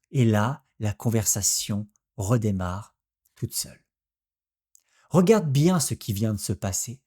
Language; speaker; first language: French; native; French